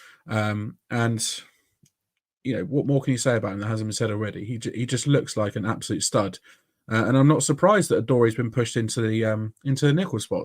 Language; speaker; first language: English; native; English